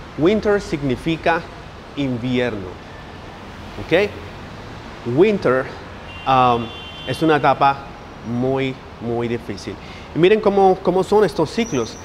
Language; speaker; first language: Spanish; native; Spanish